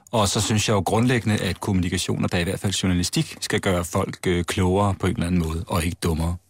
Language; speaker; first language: Danish; native; Danish